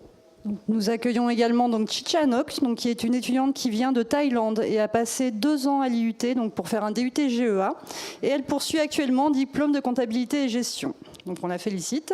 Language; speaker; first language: French; native; French